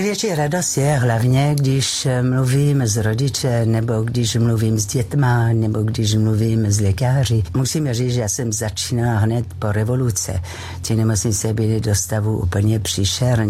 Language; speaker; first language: Czech; non-native, fluent; French